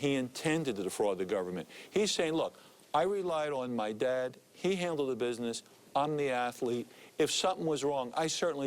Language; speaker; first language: English; native; English